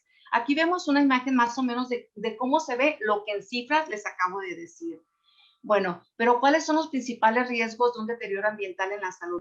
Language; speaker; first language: Spanish; native; Spanish